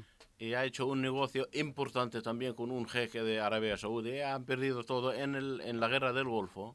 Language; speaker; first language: Spanish; non-native, learner; Arabic